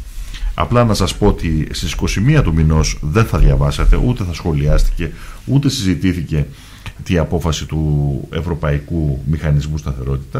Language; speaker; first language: Greek; native; Greek